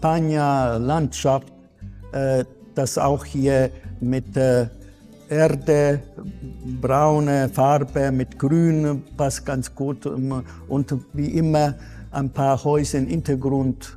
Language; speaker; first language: German; non-native, fluent; Italian